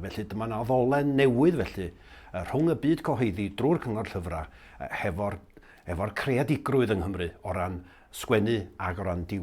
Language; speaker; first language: Welsh; native; Welsh